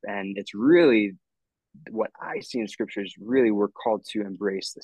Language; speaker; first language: English; native; English